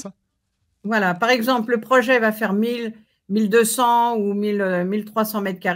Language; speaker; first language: French; native; French